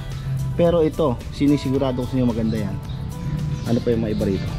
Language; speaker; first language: Filipino; native; Filipino